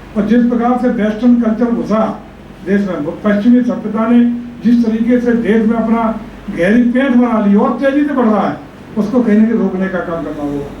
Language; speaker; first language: Hindi; native; Hindi